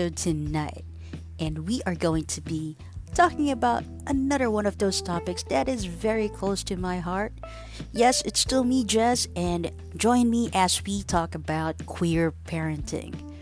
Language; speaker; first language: English; non-native, local second language; Filipino